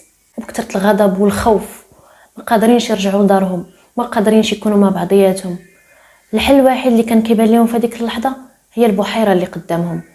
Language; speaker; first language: Arabic; native; Arabic